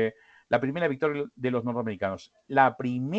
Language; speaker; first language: Spanish; native; Spanish